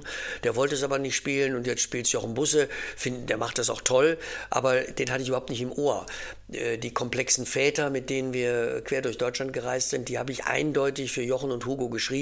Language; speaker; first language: German; native; German